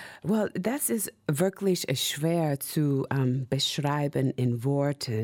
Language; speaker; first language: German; non-native, fluent; English